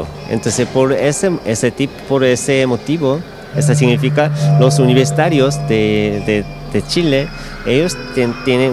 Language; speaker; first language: Spanish; non-native, learner; Korean